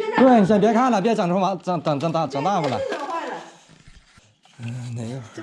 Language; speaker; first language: Chinese; native; Chinese